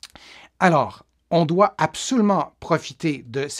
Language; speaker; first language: French; native; French